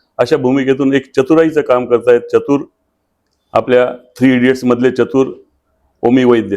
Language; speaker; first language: Marathi; native; Marathi